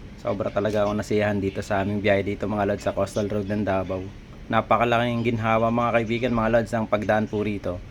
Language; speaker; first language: Filipino; non-native, local second language; Bikol